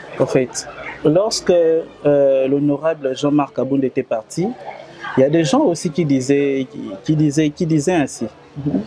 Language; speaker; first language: French; non-native, local second language; Lingala